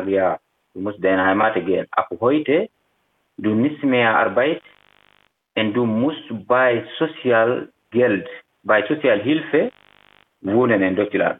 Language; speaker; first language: German; non-native, learner; Fula